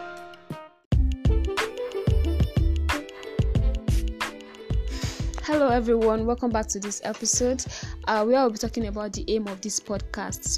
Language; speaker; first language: English; non-native, local second language; Yoruba